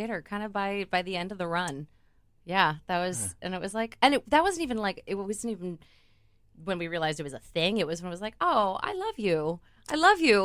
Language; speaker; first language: English; native; English